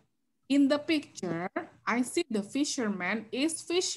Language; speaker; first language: English; non-native, fluent; Indonesian